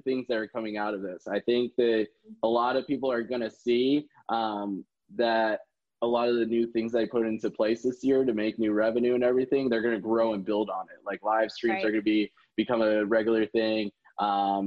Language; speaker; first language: English; native; English